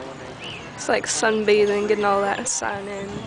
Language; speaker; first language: English; native; English